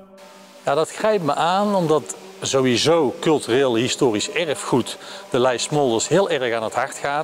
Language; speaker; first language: Dutch; native; Dutch